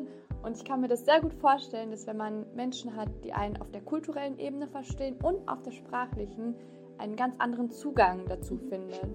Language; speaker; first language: German; early bilingual, other home language; Turkish